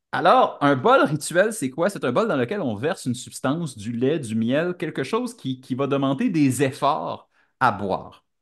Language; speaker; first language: French; native; French